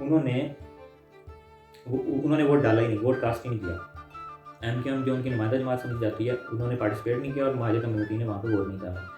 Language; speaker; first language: Urdu; native; Urdu